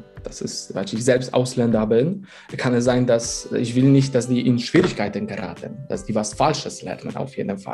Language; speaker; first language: German; non-native, fluent; Polish